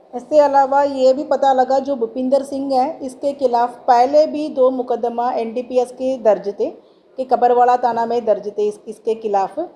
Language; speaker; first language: Hindi; non-native, local second language; Tamil